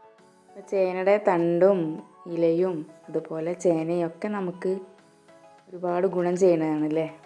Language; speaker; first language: Malayalam; native; Malayalam